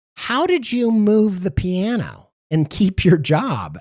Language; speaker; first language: English; native; English